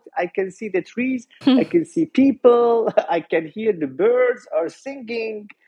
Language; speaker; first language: English; non-native, fluent; Persian